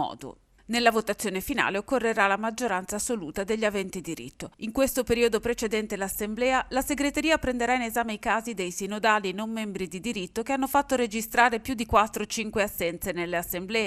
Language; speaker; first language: Italian; native; Italian